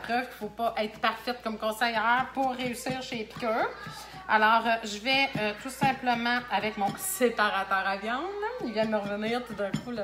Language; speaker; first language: French; native; French